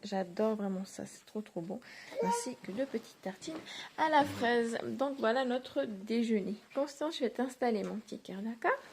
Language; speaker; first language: French; native; French